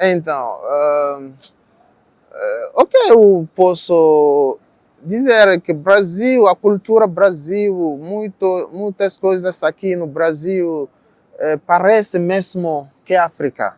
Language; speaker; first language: Portuguese; non-native, learner; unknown